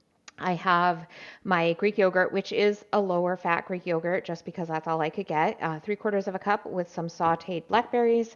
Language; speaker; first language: English; native; English